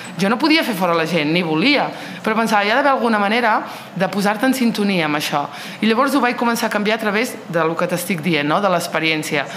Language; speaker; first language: Catalan; early bilingual, other home language; Riffian